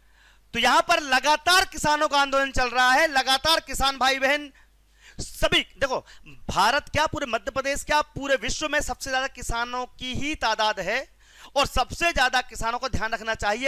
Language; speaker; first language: Hindi; native; Hindi